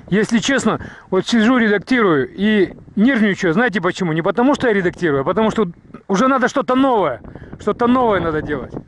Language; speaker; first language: Russian; native; Russian